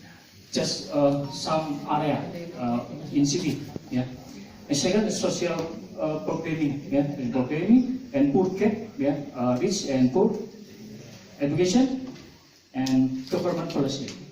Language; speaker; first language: English; non-native, learner; Indonesian